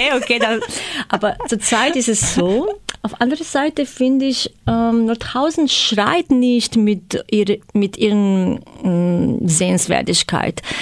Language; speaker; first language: German; non-native, fluent; Croatian